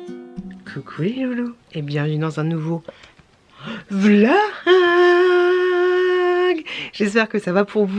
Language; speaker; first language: French; native; French